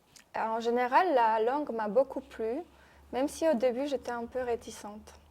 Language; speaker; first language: French; non-native, fluent; Polish